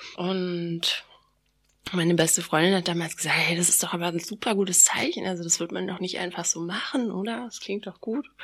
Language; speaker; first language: German; native; German